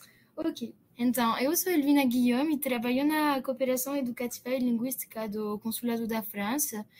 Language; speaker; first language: Portuguese; non-native, fluent; French